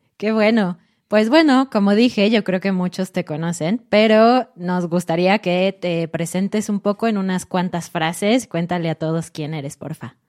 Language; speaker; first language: Spanish; native; Spanish